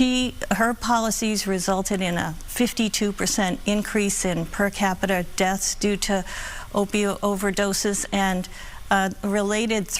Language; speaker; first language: English; native; English